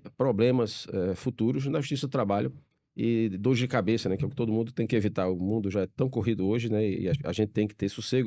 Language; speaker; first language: Portuguese; native; Portuguese